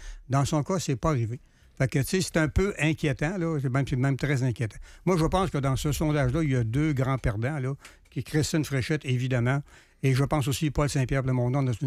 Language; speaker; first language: French; native; French